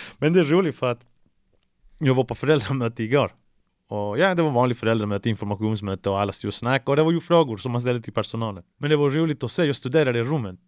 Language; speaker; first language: Swedish; early bilingual, other home language; Spanish